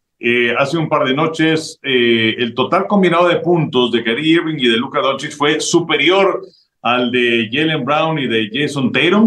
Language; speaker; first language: Spanish; native; Spanish